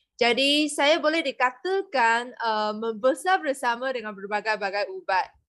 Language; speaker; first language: Malay; non-native, local second language; Chinese